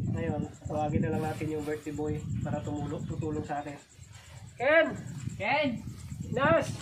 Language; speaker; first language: Filipino; native; Filipino